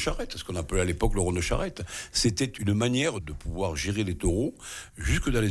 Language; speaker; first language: French; native; French